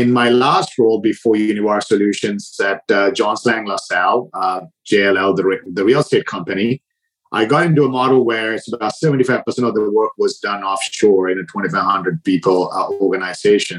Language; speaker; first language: English; non-native, local second language; Sinhala